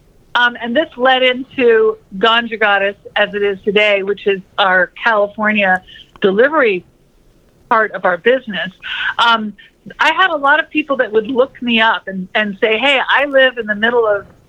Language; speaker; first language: English; native; English